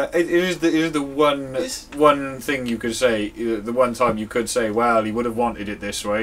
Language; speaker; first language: English; native; English